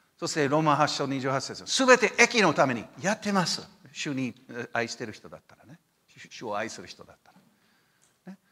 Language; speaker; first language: Japanese; non-native, fluent; English